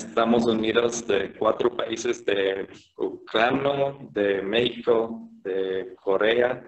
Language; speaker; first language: Spanish; non-native, fluent; Korean